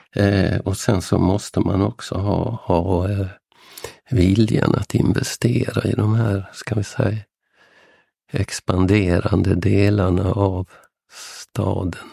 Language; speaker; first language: Swedish; native; Swedish